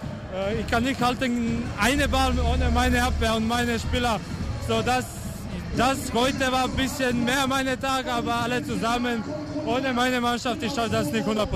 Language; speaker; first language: German; non-native, learner; Croatian